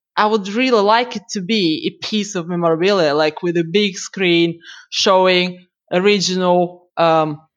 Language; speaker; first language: English; non-native, fluent; Russian